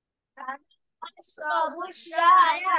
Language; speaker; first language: Arabic; non-native, learner; Bangla